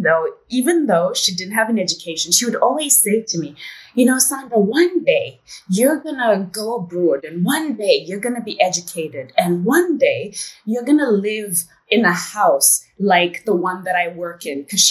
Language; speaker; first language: English; native; English